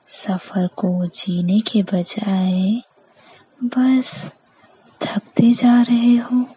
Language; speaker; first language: Hindi; native; Hindi